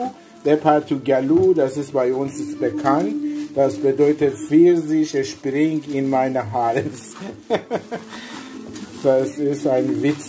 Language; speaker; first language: German; non-native, learner; Persian